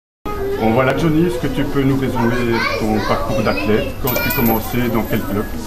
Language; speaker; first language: French; native; French